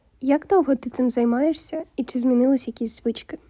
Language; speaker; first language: Ukrainian; native; Ukrainian